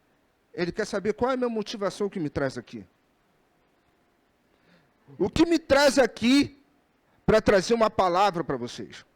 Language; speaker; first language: Portuguese; native; Portuguese